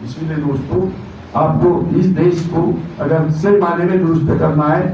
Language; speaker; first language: Hindi; non-native, local second language; Marathi